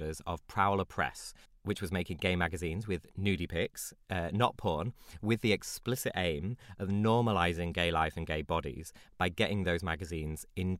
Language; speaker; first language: English; native; English